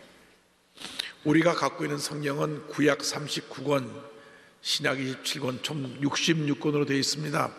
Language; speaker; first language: Korean; native; Korean